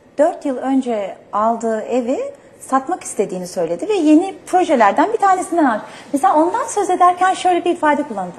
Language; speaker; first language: Turkish; native; Turkish